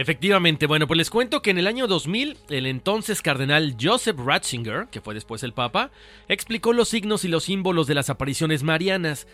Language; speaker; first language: Spanish; native; Spanish